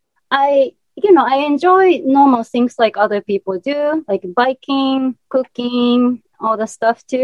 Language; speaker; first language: English; non-native, fluent; Japanese